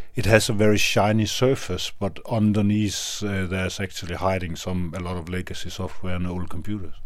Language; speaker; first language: English; non-native, fluent; Danish